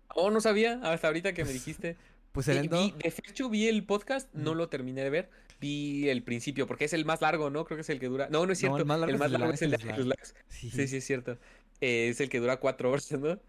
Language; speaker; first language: Spanish; native; Spanish